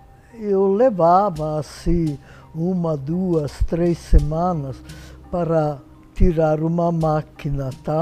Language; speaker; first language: Portuguese; non-native, fluent; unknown